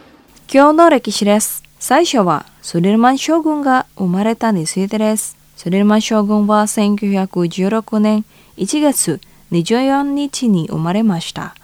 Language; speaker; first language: Japanese; non-native, fluent; Indonesian